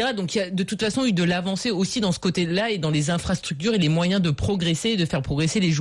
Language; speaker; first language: French; native; French